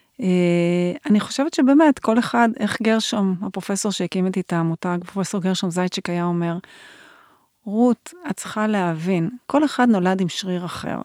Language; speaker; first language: Hebrew; native; Hebrew